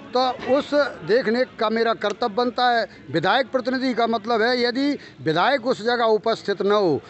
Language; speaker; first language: Hindi; native; Hindi